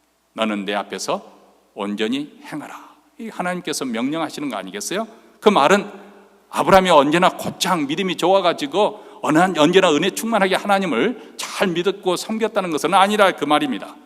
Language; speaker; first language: Korean; native; Korean